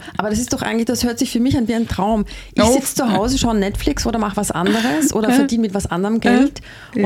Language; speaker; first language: German; native; German